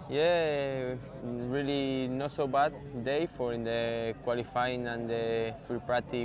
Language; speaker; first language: English; non-native, learner; Spanish